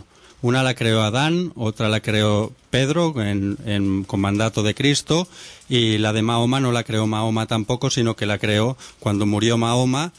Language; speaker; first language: Spanish; native; Spanish